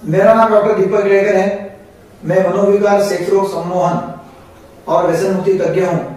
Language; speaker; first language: Hindi; non-native, local second language; Marathi